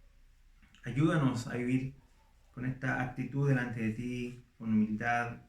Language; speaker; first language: Spanish; native; Spanish